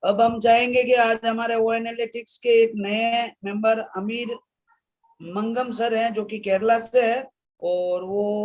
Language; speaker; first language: Hindi; native; Hindi